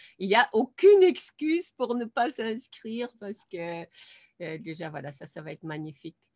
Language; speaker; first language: French; non-native, fluent; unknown